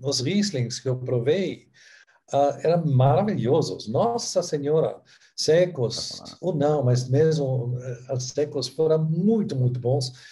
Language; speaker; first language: Portuguese; non-native, fluent; German